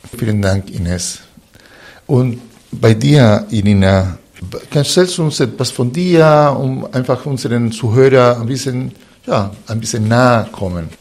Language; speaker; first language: German; non-native, fluent; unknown